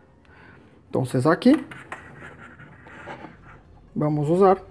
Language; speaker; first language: Spanish; non-native, learner; Portuguese